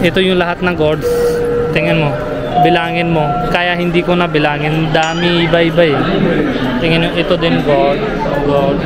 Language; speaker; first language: Filipino; non-native, learner; Hindi